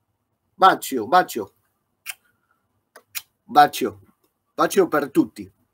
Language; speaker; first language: Italian; non-native, learner; Spanish